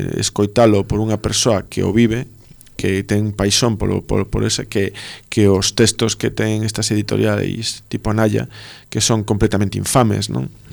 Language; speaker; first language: Galician; non-native, local second language; Spanish